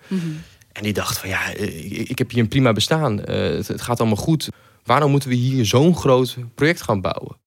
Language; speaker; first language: Dutch; native; Dutch